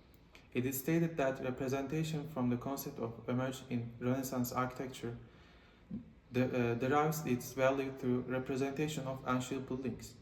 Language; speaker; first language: English; non-native, learner; Turkish